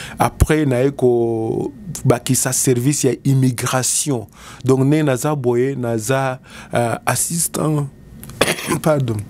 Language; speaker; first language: Lingala; native; Lingala